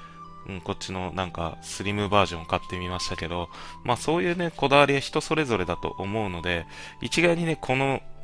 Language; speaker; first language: Japanese; native; Japanese